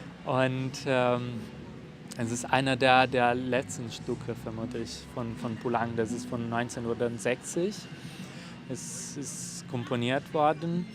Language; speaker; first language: German; non-native, fluent; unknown